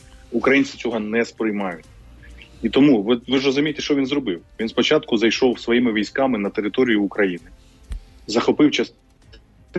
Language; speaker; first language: Ukrainian; native; Ukrainian